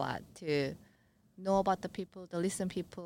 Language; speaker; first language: English; non-native, learner; Korean